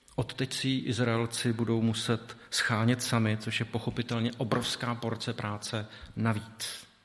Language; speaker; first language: Czech; native; Czech